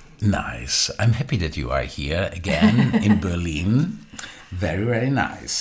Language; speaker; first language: English; non-native, learner; German